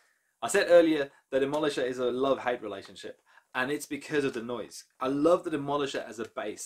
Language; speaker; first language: English; non-native, fluent; German